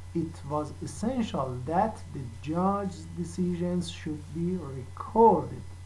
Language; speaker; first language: English; non-native, fluent; Persian